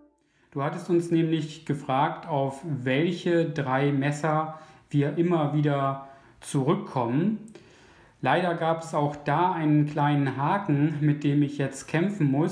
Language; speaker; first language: German; native; German